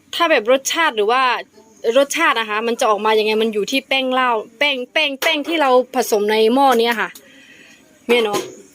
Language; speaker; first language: Thai; non-native, local second language; Karen languages